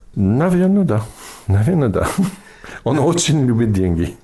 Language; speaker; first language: Russian; non-native, fluent; English